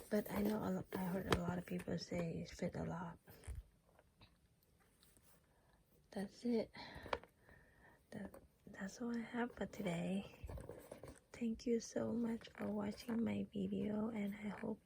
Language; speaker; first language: English; non-native, learner; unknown